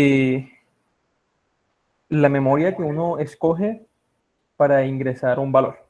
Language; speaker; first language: Spanish; native; Spanish